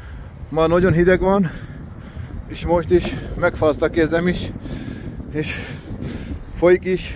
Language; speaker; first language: Hungarian; non-native, learner; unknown